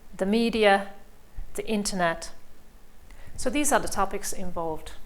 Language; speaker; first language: English; non-native, fluent; Hungarian